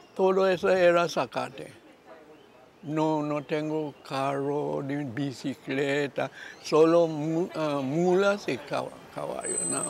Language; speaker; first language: Spanish; non-native, local second language; English